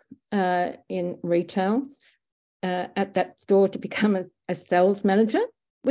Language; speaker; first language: English; native; English